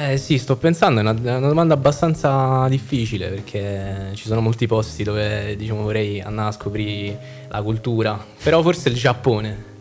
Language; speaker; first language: Italian; native; Italian